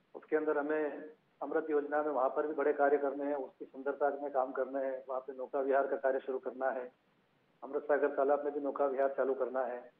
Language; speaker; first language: Hindi; native; Hindi